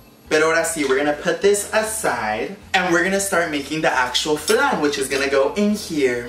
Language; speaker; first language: English; early bilingual, other home language; Spanish